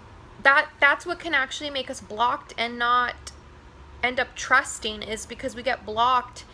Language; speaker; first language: English; native; English